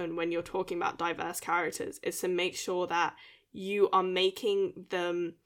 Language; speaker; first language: English; early bilingual, other home language; Malay